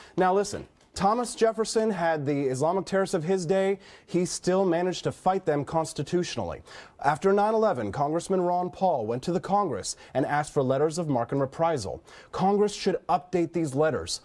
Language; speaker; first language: English; native; English